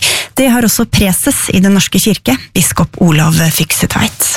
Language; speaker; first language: Norwegian; native; Norwegian